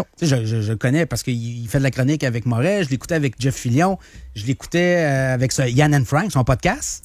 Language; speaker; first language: French; native; French